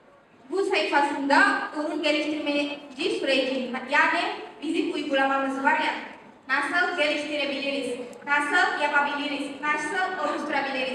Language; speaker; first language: Turkish; non-native, learner; Indonesian